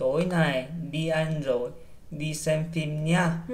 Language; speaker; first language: Vietnamese; non-native, learner; Korean